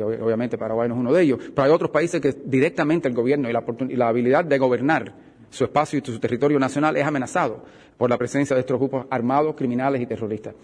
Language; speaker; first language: Spanish; early bilingual, heritage; Spanish